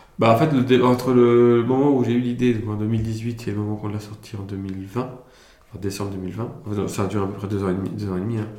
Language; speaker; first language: French; early bilingual, other home language; Italian